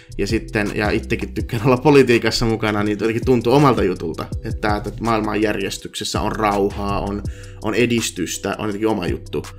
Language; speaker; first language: Finnish; early bilingual, other home language; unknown